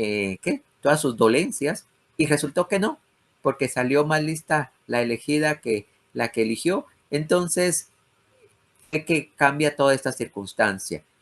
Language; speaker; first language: Spanish; native; Spanish